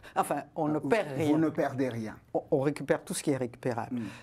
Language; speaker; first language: French; non-native, local second language; Rundi